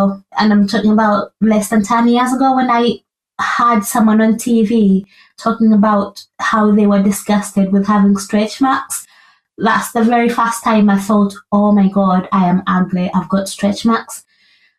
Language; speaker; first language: English; non-native, local second language; Ganda